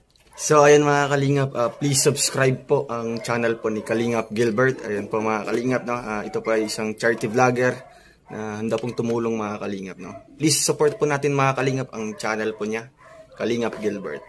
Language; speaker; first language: Filipino; non-native, local second language; Cebuano